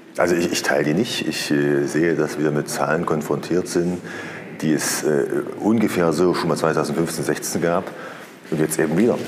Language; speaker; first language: German; native; German